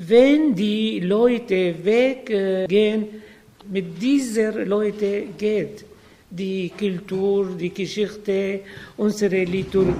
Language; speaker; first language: German; non-native, learner; Arabic